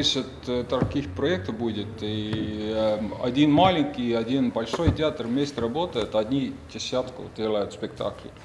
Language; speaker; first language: Russian; non-native, fluent; Estonian